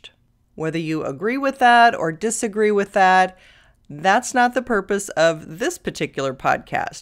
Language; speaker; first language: English; native; English